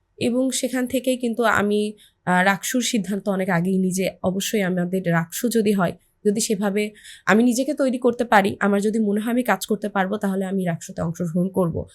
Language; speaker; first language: Bangla; native; Bangla